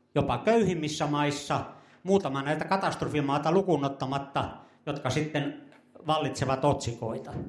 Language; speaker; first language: Finnish; native; Finnish